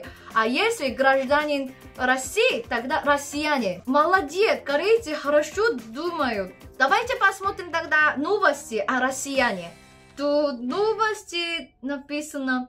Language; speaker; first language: Russian; non-native, learner; Korean